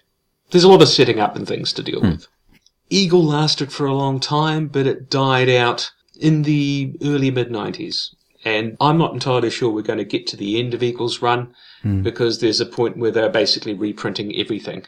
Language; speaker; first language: English; native; English